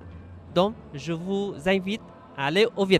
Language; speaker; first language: French; non-native, fluent; Vietnamese